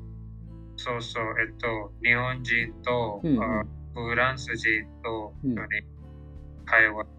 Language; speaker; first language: Japanese; non-native, learner; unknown